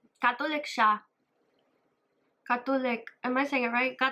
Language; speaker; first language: Filipino; early bilingual, heritage; English